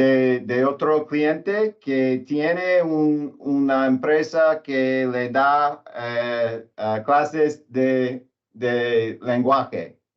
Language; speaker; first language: Spanish; non-native, learner; English